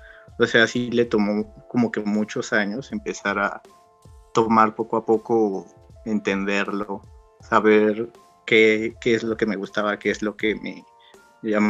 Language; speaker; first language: Spanish; native; Spanish